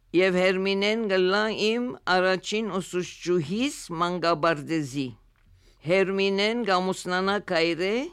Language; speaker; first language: Armenian; early bilingual, heritage; Armenian